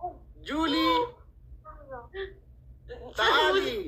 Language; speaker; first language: Arabic; non-native, learner; Amharic